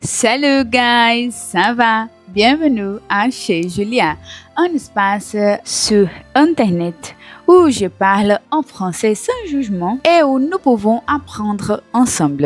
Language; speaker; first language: French; non-native, learner; Portuguese